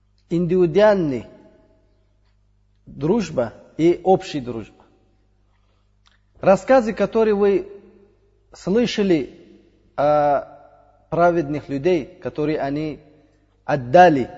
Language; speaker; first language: Russian; non-native, fluent; Uzbek